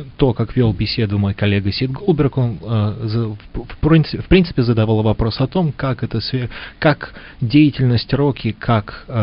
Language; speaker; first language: Russian; native; Russian